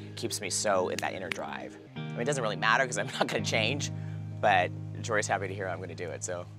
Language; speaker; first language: English; native; English